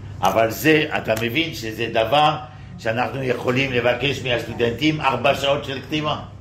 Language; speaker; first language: Hebrew; non-native, fluent; French